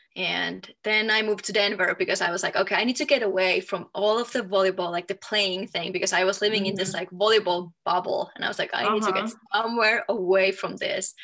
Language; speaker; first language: English; non-native, fluent; Finnish